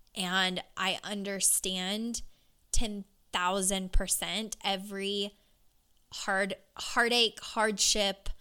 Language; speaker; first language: English; native; English